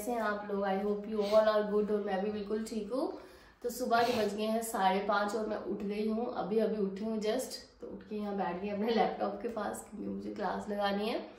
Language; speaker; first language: Hindi; native; Hindi